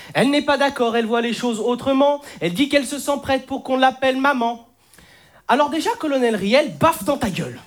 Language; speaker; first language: French; native; French